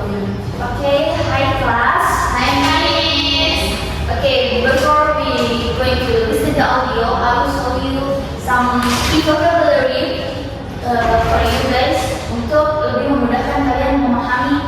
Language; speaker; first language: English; non-native, learner; Indonesian